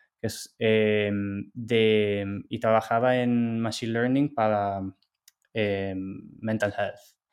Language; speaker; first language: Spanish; non-native, fluent; Italian